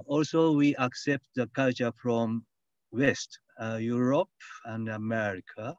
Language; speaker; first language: English; non-native, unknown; Japanese